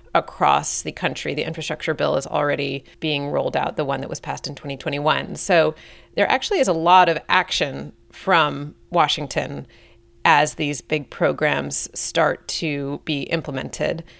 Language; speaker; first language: English; native; English